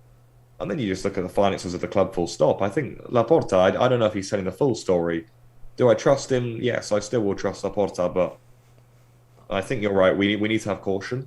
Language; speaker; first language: English; native; English